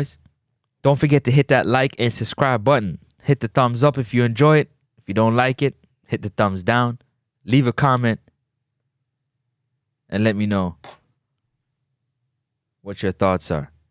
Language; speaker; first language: English; native; English